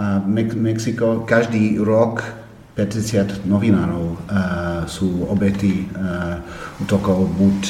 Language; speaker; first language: Slovak; non-native, fluent; English